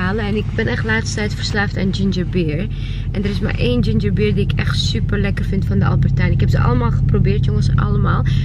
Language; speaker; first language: Dutch; non-native, fluent; Chechen